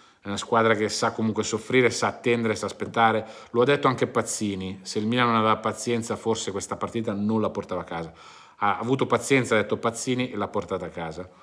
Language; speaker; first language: Italian; native; Italian